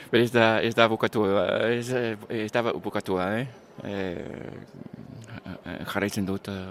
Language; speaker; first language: Basque; non-native, learner; English